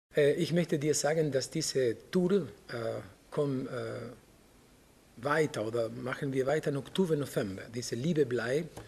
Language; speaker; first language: German; non-native, fluent; Spanish